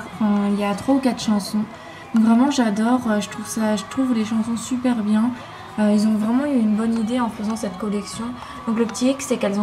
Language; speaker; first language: French; native; French